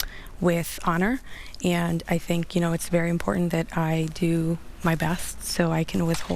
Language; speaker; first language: English; early bilingual, other home language; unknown